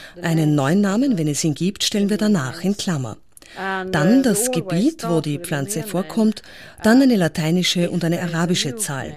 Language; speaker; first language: German; non-native, learner; Swedish